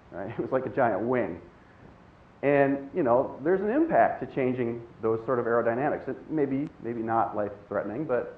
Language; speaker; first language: English; native; English